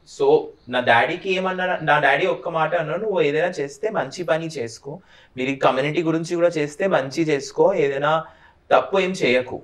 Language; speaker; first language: Telugu; non-native, fluent; Bangla